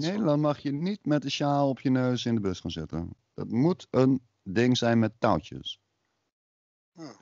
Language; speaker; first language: Dutch; native; Dutch